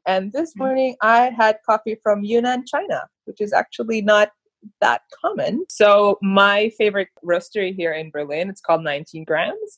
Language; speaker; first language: English; non-native, local second language; Filipino